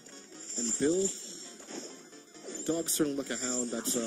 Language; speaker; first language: English; native; English